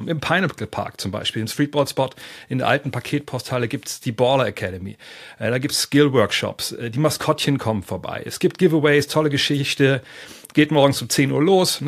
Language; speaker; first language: German; native; German